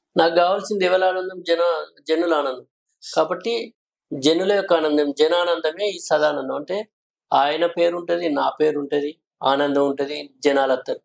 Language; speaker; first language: Telugu; native; Telugu